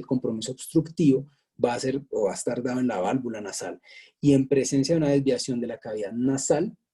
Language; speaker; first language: Spanish; native; Spanish